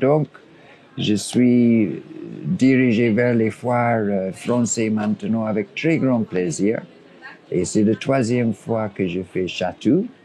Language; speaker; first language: French; non-native, fluent; English